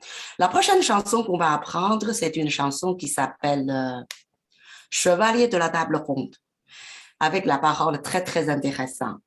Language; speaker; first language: French; non-native, fluent; Chinese